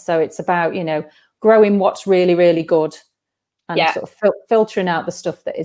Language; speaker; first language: English; native; English